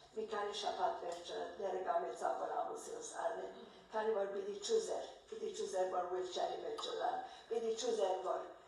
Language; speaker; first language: Armenian; early bilingual, heritage; Armenian